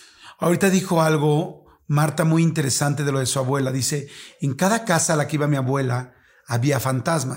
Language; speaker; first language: Spanish; native; Spanish